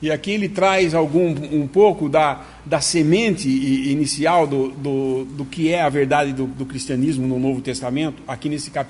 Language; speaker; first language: Portuguese; native; Portuguese